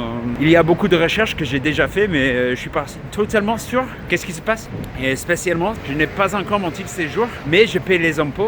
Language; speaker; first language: French; non-native, fluent; English